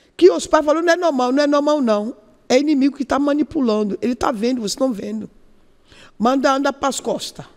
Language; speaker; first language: Portuguese; non-native, learner; Yoruba